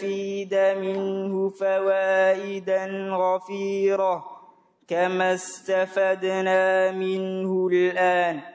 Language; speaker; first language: Arabic; non-native, local second language; Somali